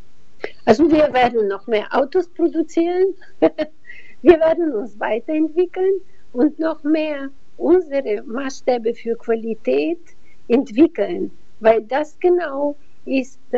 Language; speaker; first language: German; non-native, fluent; Bulgarian